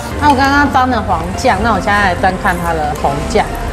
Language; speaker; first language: Chinese; native; Chinese